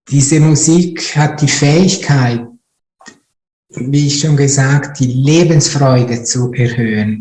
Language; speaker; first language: German; non-native, fluent; Italian